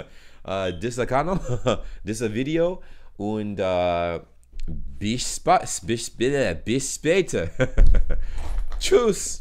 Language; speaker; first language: German; non-native, learner; English